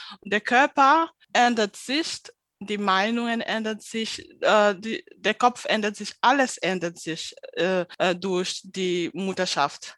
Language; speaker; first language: German; non-native, fluent; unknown